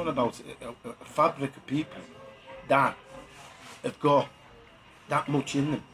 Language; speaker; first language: English; native; English